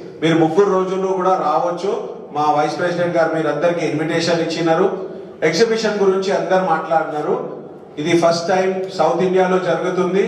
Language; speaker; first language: Telugu; non-native, local second language; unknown